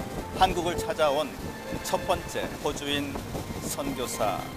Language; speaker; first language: Korean; native; Korean